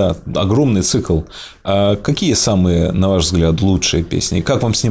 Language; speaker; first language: Russian; native; Russian